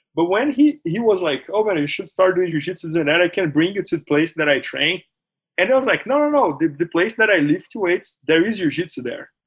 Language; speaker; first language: English; non-native, fluent; Portuguese